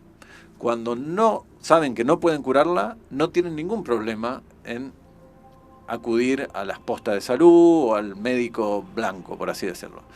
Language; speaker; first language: Spanish; native; Spanish